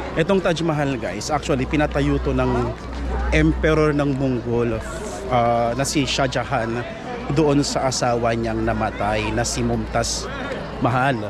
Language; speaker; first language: Filipino; native; Filipino